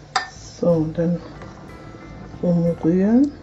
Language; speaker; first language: German; non-native, fluent; Akan